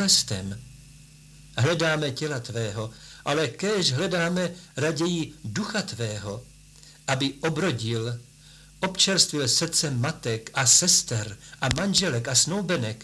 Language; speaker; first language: Czech; native; Czech